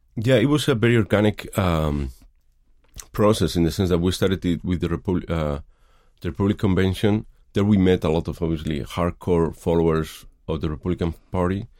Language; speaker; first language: English; non-native, fluent; Spanish